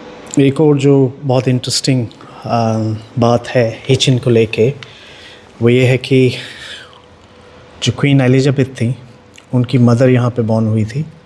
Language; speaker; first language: Hindi; native; Hindi